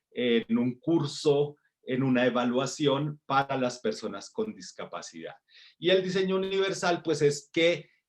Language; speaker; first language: Spanish; native; Spanish